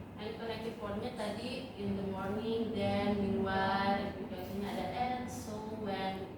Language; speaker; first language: English; non-native, learner; Indonesian